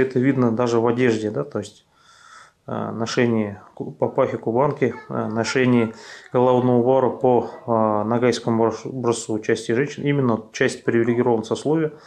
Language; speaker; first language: Russian; native; Russian